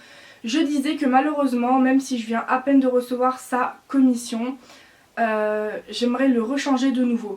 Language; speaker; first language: French; native; French